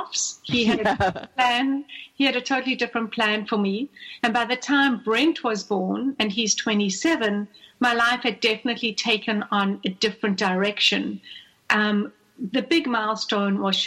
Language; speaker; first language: English; native; English